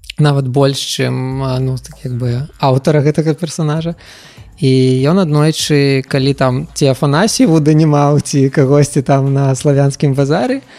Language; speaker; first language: Belarusian; non-native, local second language; Russian